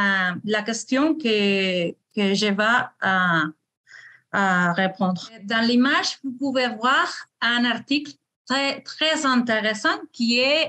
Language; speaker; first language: French; non-native, fluent; Spanish